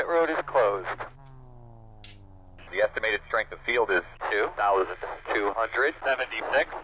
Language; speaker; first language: English; native; English